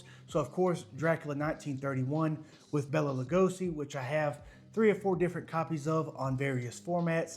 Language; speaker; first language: English; native; English